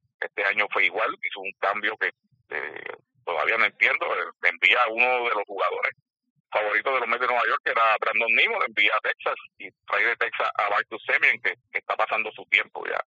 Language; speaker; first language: Spanish; native; Spanish